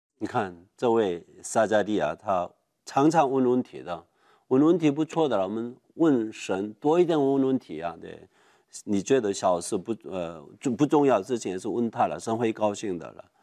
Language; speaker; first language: Chinese; non-native, fluent; Korean